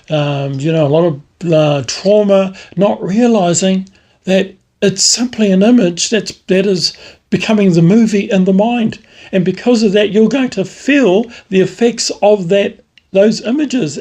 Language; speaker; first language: English; native; English